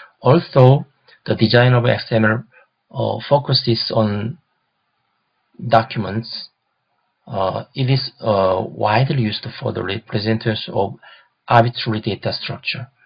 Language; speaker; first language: English; non-native, fluent; Korean